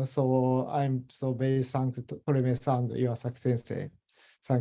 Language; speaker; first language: English; non-native, learner; Japanese